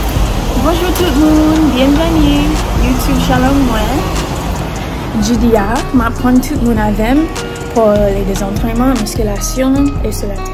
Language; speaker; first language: Haitian Creole; non-native, learner; English